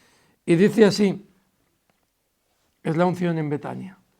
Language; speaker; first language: Spanish; native; Spanish